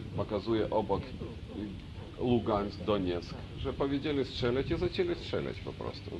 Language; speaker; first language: Polish; non-native, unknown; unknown